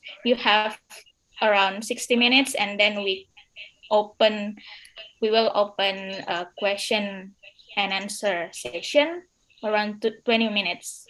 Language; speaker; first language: English; non-native, fluent; Indonesian